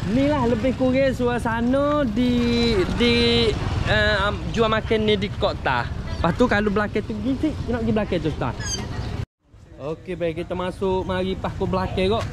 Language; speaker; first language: Malay; native; Malay